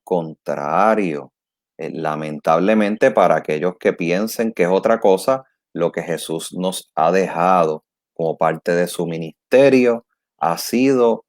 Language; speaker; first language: Spanish; native; Spanish